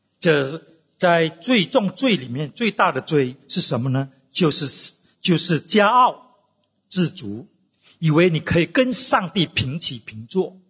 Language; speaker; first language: Chinese; native; Chinese